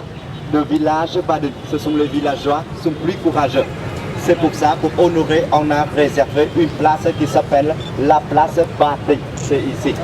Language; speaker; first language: French; non-native, fluent; Vietnamese